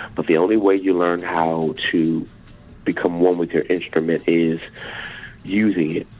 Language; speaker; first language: English; native; English